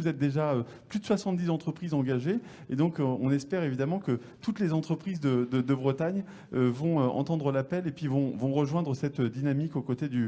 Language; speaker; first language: French; native; French